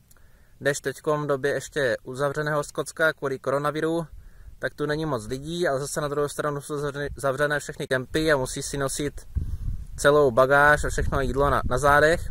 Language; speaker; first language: Czech; native; Czech